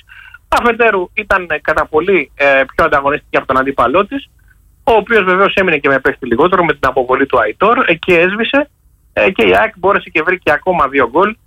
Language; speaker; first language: Greek; native; Greek